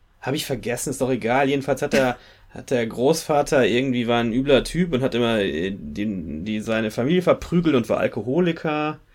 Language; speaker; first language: German; native; German